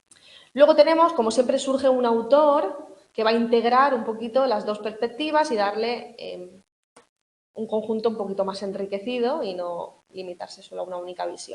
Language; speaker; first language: Spanish; native; Spanish